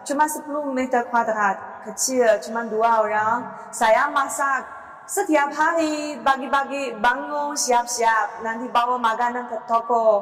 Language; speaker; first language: Indonesian; non-native, learner; Chinese